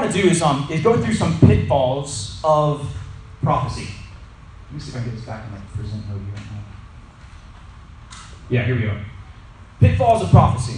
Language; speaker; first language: English; native; English